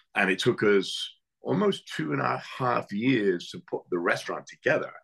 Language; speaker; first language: English; native; English